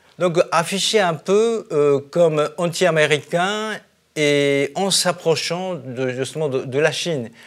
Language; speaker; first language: French; non-native, fluent; Japanese